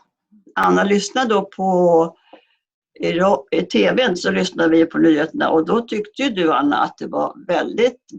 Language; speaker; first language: Swedish; native; Swedish